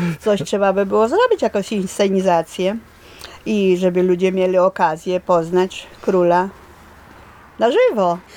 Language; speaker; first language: Polish; native; Polish